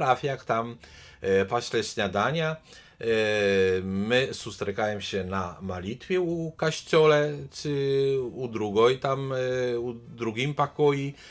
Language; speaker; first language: Polish; non-native, learner; Belarusian